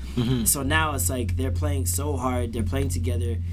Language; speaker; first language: English; native; English